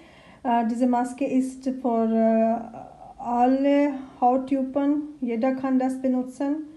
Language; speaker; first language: German; non-native, learner; Urdu